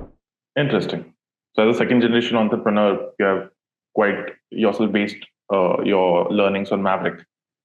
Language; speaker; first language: English; non-native, local second language; Hindi